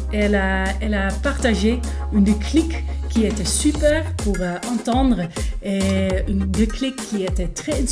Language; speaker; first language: French; non-native, learner; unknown